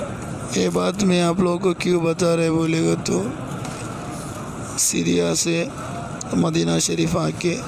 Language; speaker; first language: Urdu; non-native, fluent; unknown